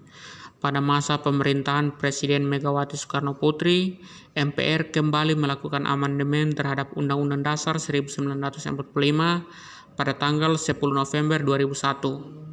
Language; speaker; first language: Indonesian; native; Indonesian